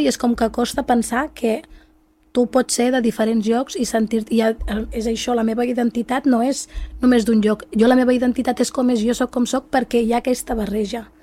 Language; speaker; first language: Catalan; early bilingual, other home language; Arabic